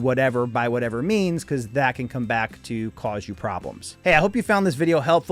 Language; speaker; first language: English; native; English